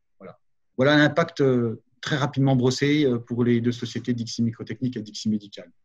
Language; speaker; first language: French; native; French